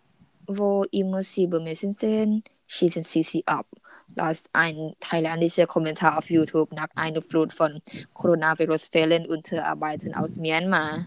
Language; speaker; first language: German; non-native, learner; Thai